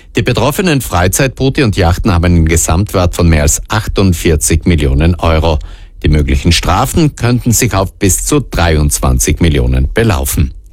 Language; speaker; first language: German; native; German